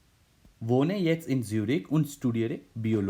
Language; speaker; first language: German; non-native, fluent; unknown